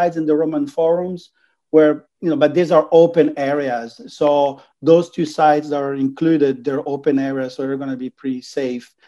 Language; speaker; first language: English; non-native, fluent; Italian